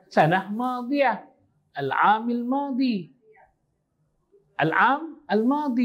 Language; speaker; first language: Arabic; non-native, fluent; Malay